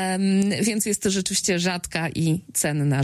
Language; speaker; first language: Polish; native; Polish